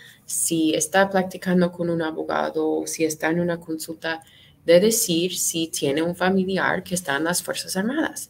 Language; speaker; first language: Spanish; non-native, fluent; English